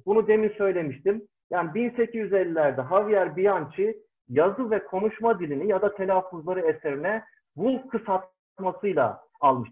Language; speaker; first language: Turkish; native; Turkish